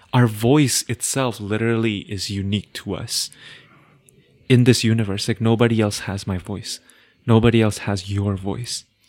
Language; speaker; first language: English; non-native, fluent; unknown